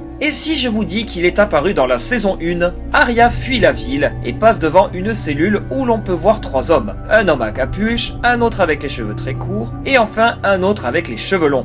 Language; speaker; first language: French; native; French